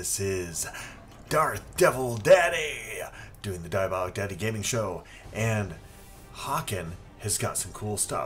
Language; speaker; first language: English; native; English